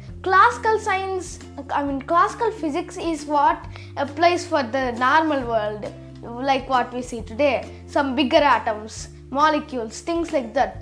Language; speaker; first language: English; early bilingual, other home language; Telugu